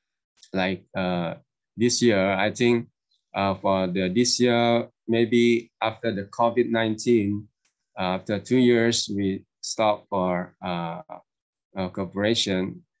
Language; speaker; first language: English; non-native, learner; Indonesian